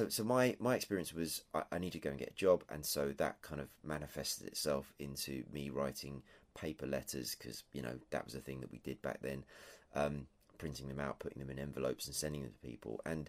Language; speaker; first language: English; native; English